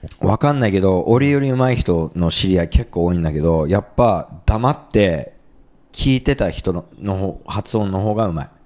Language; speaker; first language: Japanese; non-native, fluent; English